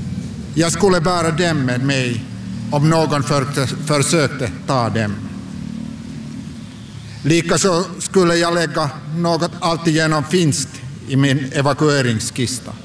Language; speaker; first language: Swedish; non-native, local second language; Finnish